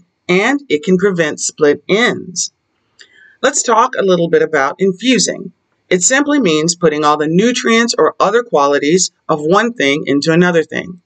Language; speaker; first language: English; native; English